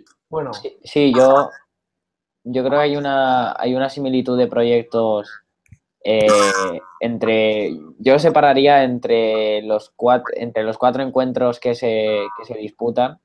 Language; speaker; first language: Spanish; native; Spanish